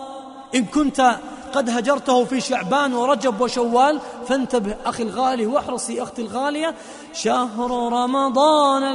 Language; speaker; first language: Arabic; native; Arabic